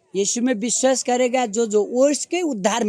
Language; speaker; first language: Hindi; non-native, learner; Nepali